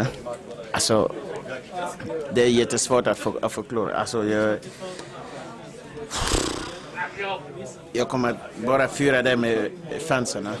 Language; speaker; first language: Swedish; non-native, fluent; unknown